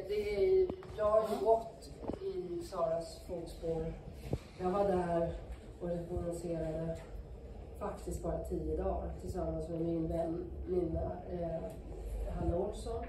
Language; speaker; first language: Swedish; native; Swedish